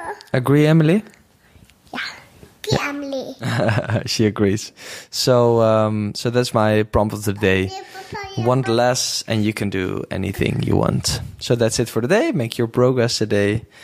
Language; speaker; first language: English; non-native, fluent; Dutch